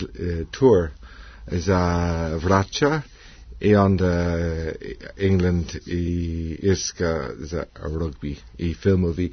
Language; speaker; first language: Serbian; non-native, learner; English